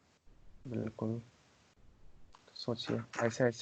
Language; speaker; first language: Hindi; native; Hindi